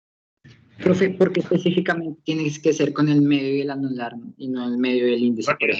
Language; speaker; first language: Spanish; native; Spanish